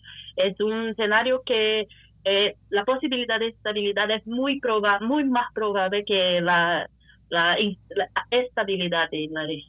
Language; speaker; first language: Spanish; non-native, fluent; Portuguese